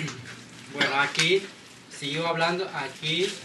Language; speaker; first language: Spanish; non-native, local second language; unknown